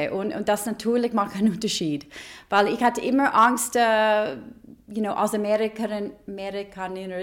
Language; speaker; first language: German; non-native, learner; English